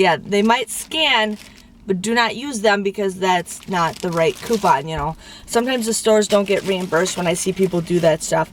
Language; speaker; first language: English; native; English